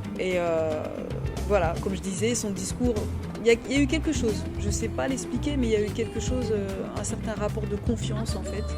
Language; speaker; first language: French; early bilingual, other home language; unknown